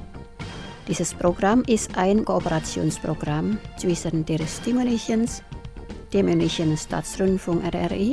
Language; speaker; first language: German; non-native, fluent; Indonesian